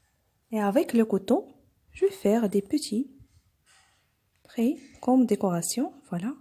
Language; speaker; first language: French; non-native, local second language; Arabic